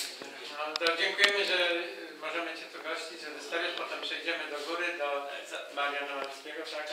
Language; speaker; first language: Polish; native; Polish